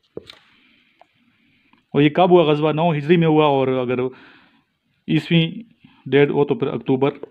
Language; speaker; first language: Urdu; native; Urdu